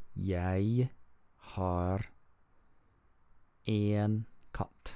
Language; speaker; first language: Norwegian; non-native, learner; English